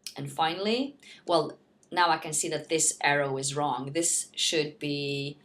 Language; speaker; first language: English; non-native, fluent; Norwegian